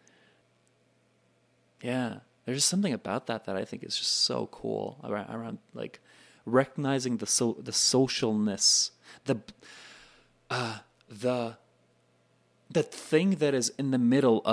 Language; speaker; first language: English; native; English